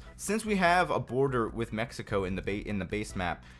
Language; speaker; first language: English; native; English